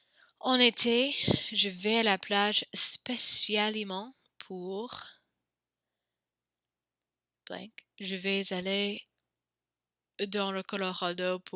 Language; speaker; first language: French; non-native, fluent; English